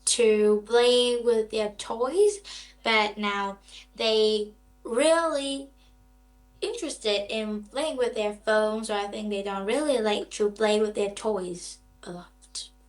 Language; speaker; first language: English; non-native, learner; Vietnamese